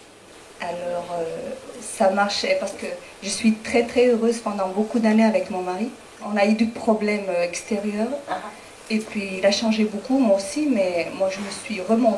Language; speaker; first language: French; non-native, fluent; Spanish